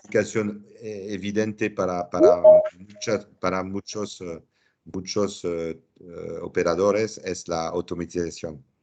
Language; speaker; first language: Spanish; non-native, fluent; French